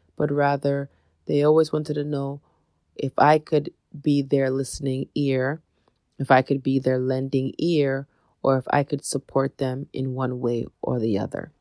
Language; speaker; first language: English; native; English